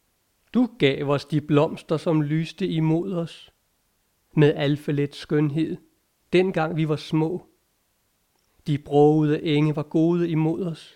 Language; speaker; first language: Danish; native; Danish